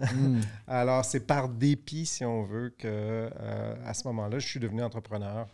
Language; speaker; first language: French; native; French